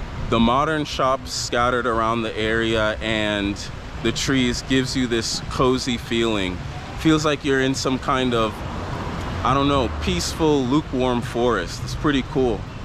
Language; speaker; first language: English; native; English